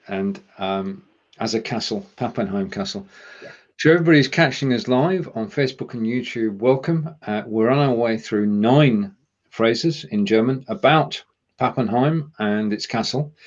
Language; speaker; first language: English; native; English